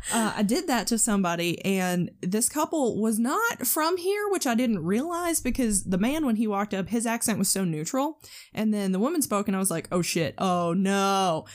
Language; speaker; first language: English; native; English